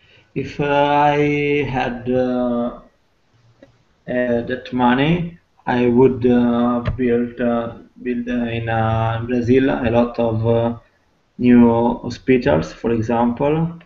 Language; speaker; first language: English; non-native, fluent; Italian